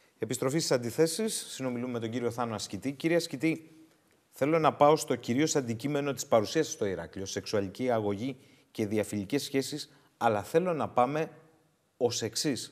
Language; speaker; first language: Greek; native; Greek